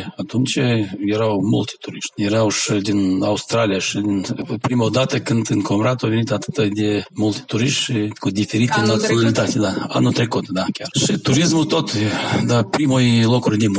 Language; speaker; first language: Romanian; non-native, local second language; Gagauz